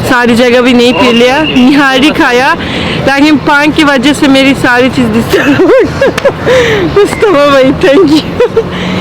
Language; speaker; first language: Hindi; non-native, learner; Turkish